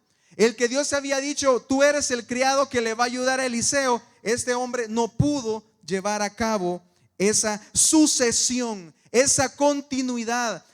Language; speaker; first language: Spanish; native; Spanish